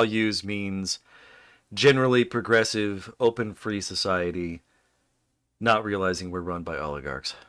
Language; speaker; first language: English; native; English